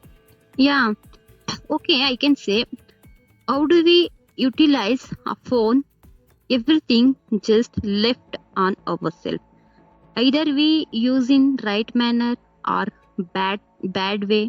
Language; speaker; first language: English; non-native, learner; Kannada